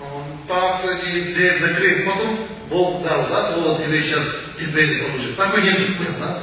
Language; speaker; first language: Russian; non-native, learner; Tibetan